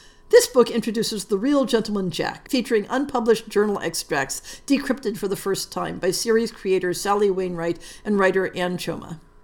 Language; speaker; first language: English; native; English